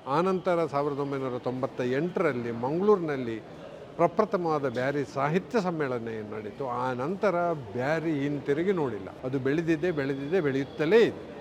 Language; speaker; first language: Kannada; non-native, local second language; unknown